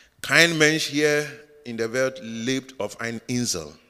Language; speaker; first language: German; non-native, learner; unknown